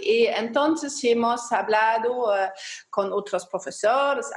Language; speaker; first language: Spanish; non-native, fluent; German